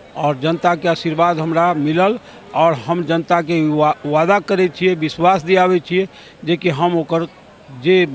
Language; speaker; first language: Maithili; native; Maithili